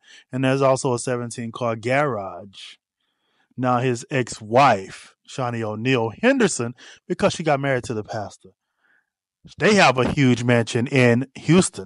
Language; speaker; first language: English; native; English